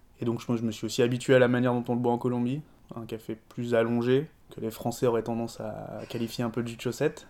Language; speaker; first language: French; native; French